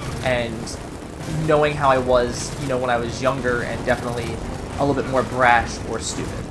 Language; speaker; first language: English; native; English